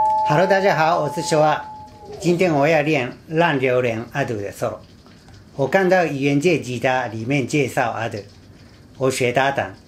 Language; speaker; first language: Chinese; non-native, fluent; Japanese